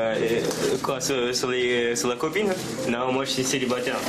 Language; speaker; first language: French; early bilingual, other home language; Portuguese